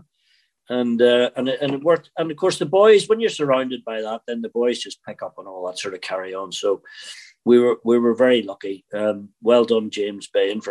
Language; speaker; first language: English; native; English